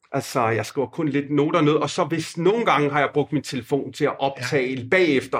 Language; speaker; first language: Danish; non-native, fluent; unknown